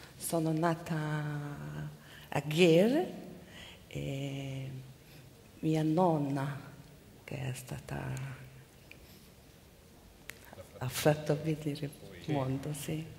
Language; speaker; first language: Italian; non-native, learner; Mongolian